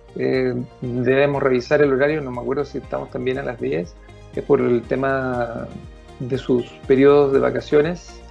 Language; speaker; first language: Spanish; native; Spanish